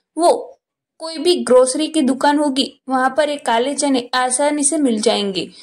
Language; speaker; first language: Hindi; non-native, local second language; Gujarati